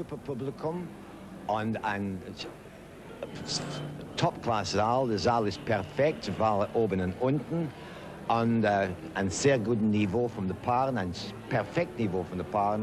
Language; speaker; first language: German; non-native, learner; English